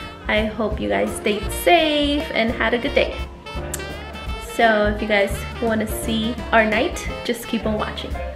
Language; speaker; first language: English; early bilingual, other home language; Spanish